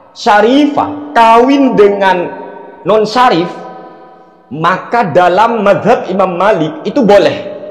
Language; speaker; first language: Indonesian; non-native, local second language; Madurese